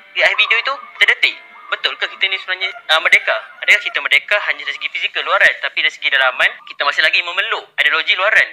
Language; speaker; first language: Malay; native; Malay